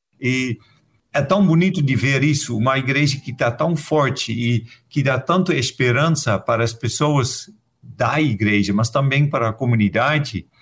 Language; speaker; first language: Portuguese; non-native, fluent; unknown